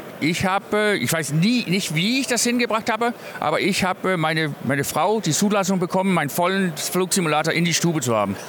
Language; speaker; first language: German; non-native, fluent; English